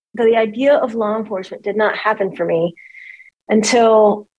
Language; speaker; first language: English; native; English